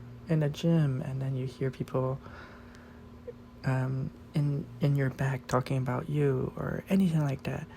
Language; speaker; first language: English; non-native, fluent; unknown